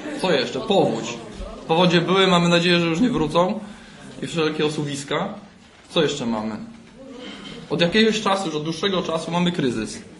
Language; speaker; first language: Polish; native; Polish